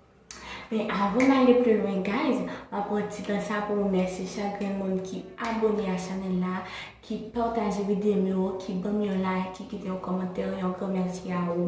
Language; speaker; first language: French; non-native, local second language; Haitian Creole